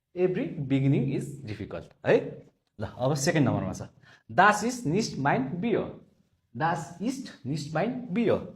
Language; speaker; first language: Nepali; native; Nepali